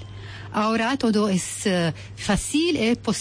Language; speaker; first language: Spanish; non-native, learner; Arabic